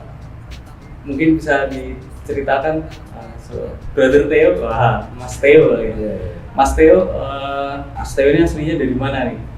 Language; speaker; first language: Indonesian; native; Indonesian